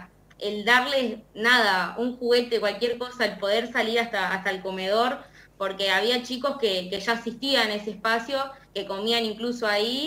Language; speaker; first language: Spanish; native; Spanish